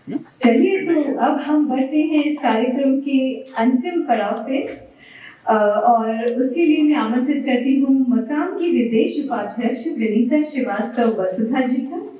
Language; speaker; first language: Hindi; native; Hindi